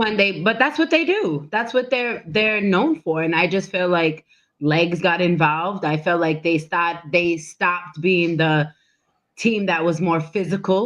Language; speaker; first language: English; native; English